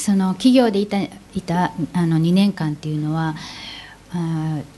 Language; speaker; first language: Japanese; native; Japanese